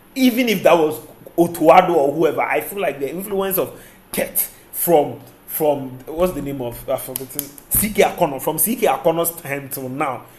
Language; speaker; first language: English; non-native, local second language; Akan